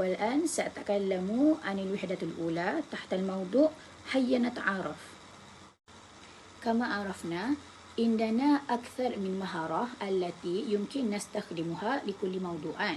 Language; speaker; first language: Arabic; non-native, learner; Malay